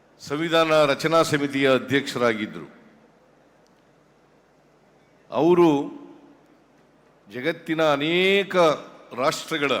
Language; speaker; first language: Kannada; native; Kannada